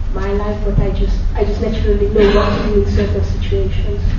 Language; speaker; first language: English; non-native, fluent; Hungarian